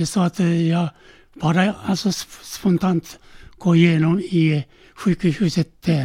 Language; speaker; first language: Swedish; non-native, learner; Korean